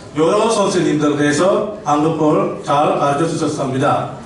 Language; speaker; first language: Korean; non-native, learner; Sinhala